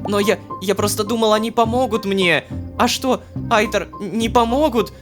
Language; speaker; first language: Russian; native; Russian